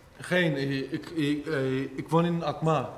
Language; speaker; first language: Dutch; non-native, learner; Kurdish